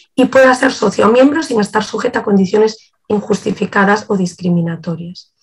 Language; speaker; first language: Spanish; native; Spanish